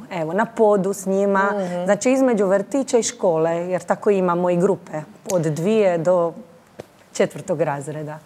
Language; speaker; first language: Croatian; native; Croatian